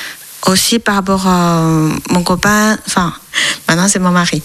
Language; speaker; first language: French; non-native, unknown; Chinese